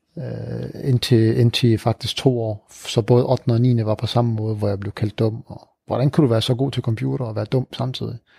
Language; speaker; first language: Danish; early bilingual, other home language; Arabic